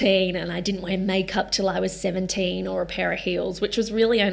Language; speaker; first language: English; native; English